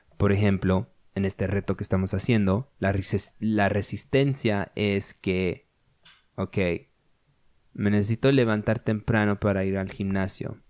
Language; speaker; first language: Spanish; early bilingual, heritage; Spanish